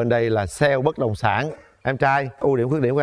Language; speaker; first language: Vietnamese; native; Vietnamese